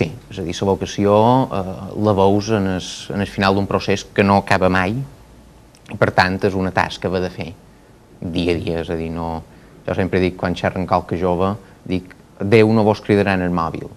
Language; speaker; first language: Catalan; native; Catalan